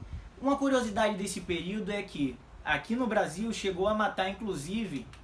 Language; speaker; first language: Portuguese; native; Portuguese